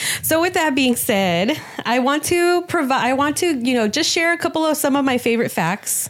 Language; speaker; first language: English; early bilingual, other home language; Spanish